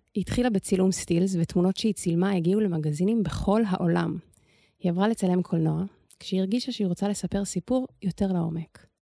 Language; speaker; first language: Hebrew; native; Hebrew